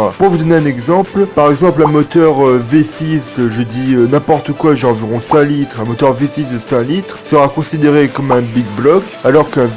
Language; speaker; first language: French; native; French